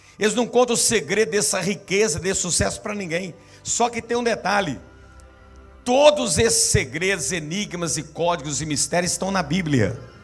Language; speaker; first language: Portuguese; native; Portuguese